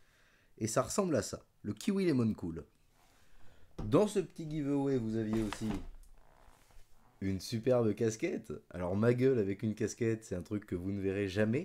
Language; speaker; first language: French; native; French